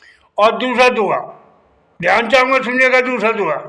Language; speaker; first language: Hindi; native; Hindi